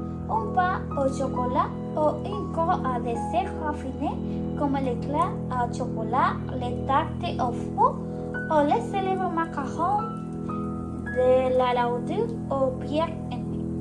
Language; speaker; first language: French; non-native, learner; Spanish